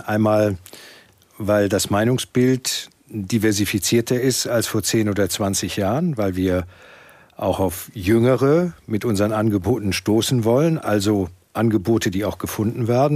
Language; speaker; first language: German; native; German